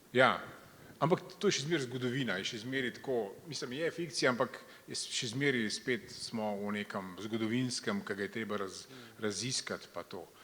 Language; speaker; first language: Slovenian; native; Slovenian